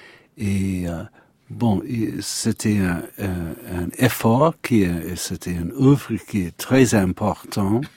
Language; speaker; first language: French; non-native, learner; English